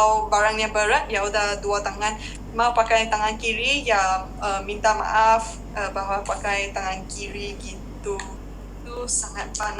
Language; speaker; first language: Indonesian; non-native, fluent; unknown